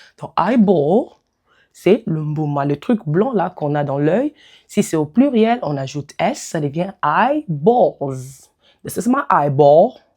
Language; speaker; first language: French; non-native, local second language; Lingala